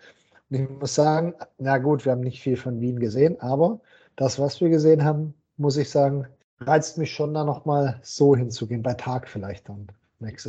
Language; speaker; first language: German; native; German